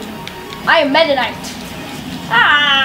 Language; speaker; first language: English; native; English